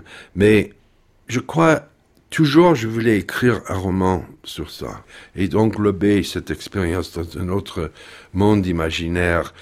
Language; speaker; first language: French; non-native, fluent; English